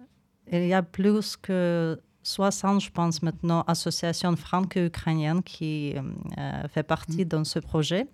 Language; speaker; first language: French; non-native, fluent; Ukrainian